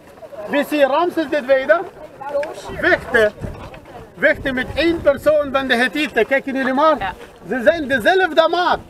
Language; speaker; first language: Dutch; non-native, learner; Arabic